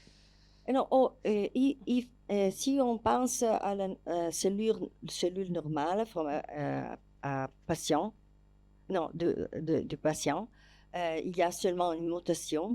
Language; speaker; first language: French; non-native, learner; Italian